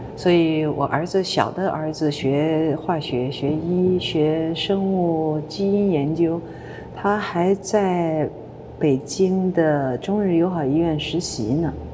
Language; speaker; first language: Chinese; native; Chinese